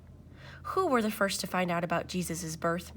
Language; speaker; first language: English; native; English